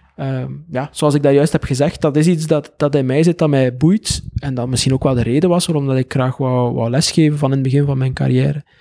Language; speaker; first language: Dutch; native; Dutch